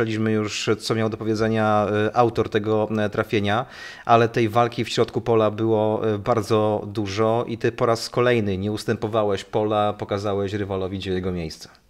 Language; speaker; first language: Polish; native; Polish